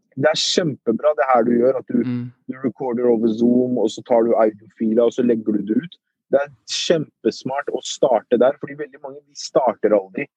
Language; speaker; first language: Norwegian; early bilingual, other home language; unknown